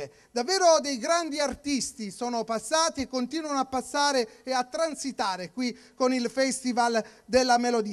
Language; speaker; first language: Italian; native; Italian